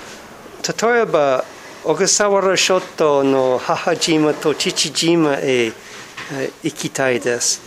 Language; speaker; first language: Japanese; non-native, learner; English